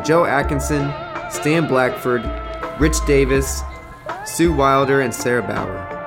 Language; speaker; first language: English; native; English